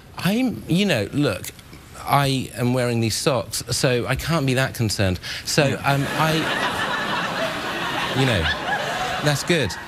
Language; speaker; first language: English; native; English